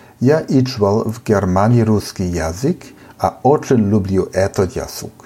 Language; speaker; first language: Russian; non-native, learner; German